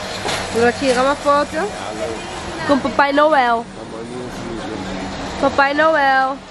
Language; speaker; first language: Portuguese; non-native, learner; Dutch